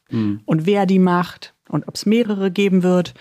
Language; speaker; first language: German; native; German